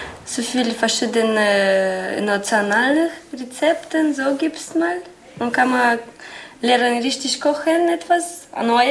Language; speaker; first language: German; non-native, learner; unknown